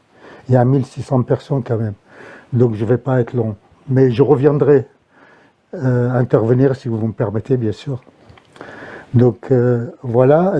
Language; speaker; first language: French; non-native, fluent; Arabic